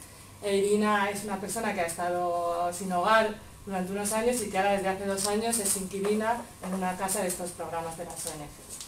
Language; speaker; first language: Spanish; native; Spanish